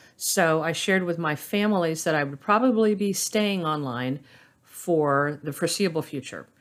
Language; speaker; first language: English; native; English